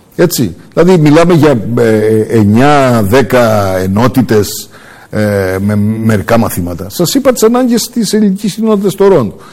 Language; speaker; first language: Greek; early bilingual, heritage; Greek